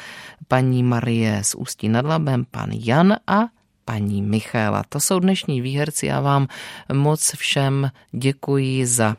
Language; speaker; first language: Czech; native; Czech